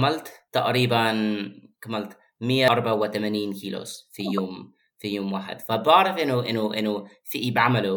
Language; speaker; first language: Arabic; non-native, fluent; English